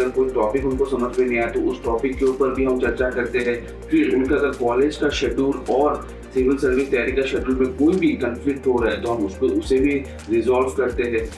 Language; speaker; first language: Hindi; non-native, local second language; Assamese